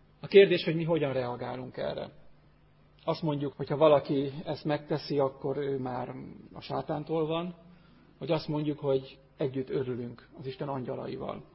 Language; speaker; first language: Hungarian; native; Hungarian